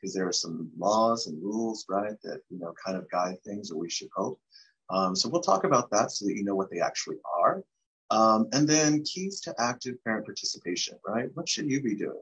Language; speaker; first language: English; early bilingual, other home language; Spanish